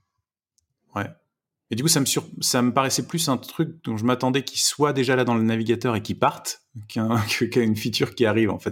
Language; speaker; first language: French; native; French